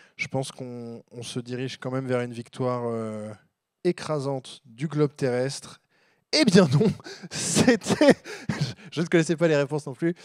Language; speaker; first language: French; native; French